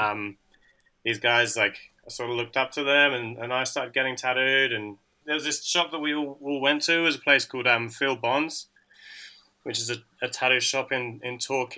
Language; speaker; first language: English; native; English